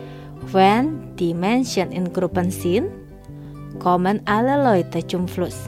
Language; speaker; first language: German; non-native, fluent; Indonesian